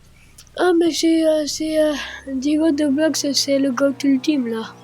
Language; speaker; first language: French; native; French